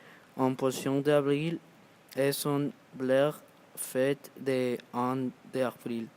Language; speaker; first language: French; non-native, learner; Spanish